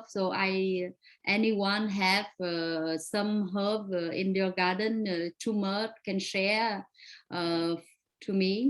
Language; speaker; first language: English; non-native, fluent; Vietnamese